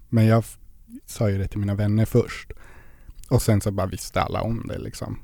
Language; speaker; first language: Swedish; native; Swedish